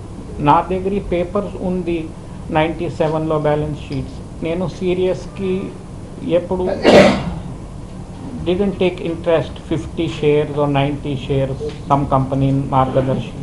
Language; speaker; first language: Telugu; early bilingual, heritage; Telugu